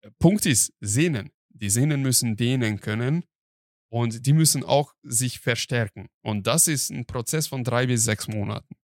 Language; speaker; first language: German; non-native, fluent; Hungarian